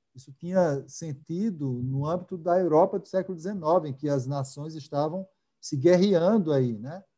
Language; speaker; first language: Portuguese; native; Portuguese